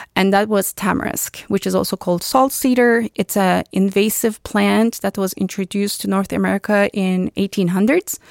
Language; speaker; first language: English; non-native, fluent; Turkish